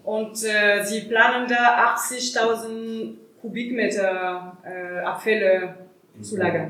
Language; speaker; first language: German; non-native, learner; French